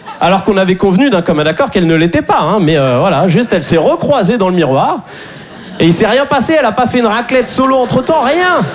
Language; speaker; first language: French; native; French